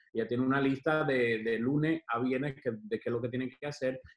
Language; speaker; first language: Spanish; native; Spanish